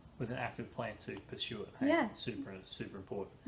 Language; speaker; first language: English; native; English